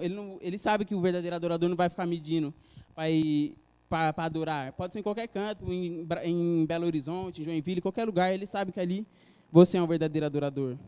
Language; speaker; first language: Portuguese; native; Portuguese